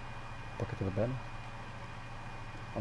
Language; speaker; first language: Spanish; native; Spanish